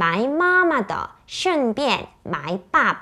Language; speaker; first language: Chinese; non-native, fluent; Korean